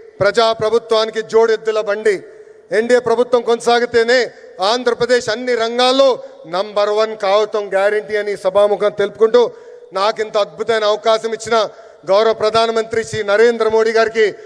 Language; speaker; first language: Telugu; native; Telugu